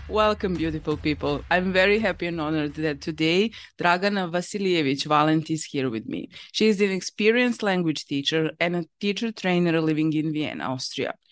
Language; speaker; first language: English; non-native, fluent; Serbian